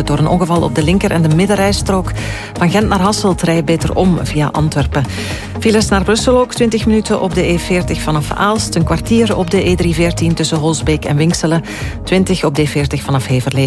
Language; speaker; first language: Dutch; native; Dutch